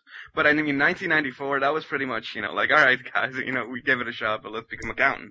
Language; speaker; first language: English; non-native, fluent; Spanish